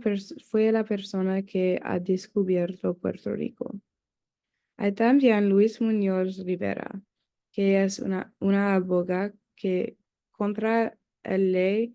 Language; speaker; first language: Spanish; non-native, learner; English